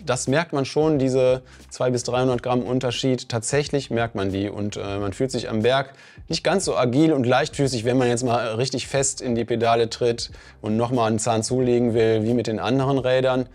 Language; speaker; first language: German; native; German